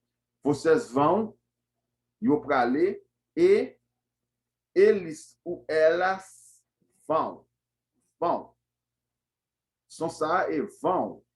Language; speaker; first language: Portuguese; non-native, fluent; Haitian Creole